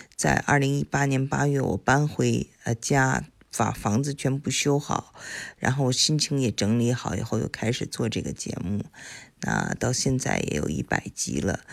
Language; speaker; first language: Chinese; native; Chinese